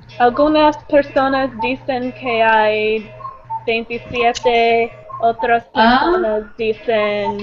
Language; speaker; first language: Spanish; non-native, learner; English